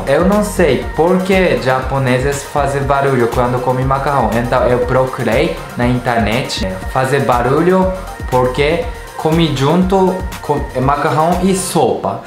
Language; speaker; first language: Portuguese; non-native, learner; Japanese